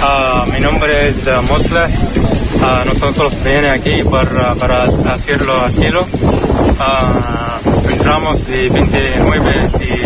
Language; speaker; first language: Spanish; non-native, learner; Arabic